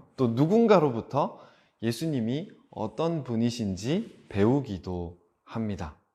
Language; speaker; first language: Korean; native; Korean